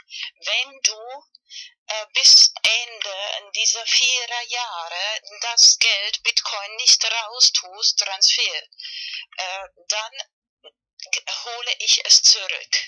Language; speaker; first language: German; non-native, fluent; Spanish